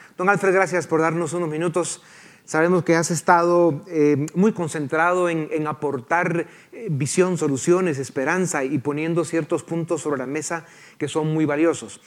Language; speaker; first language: Spanish; native; Spanish